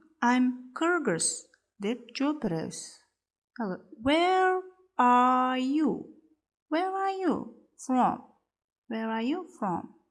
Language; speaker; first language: English; non-native, fluent; Kyrgyz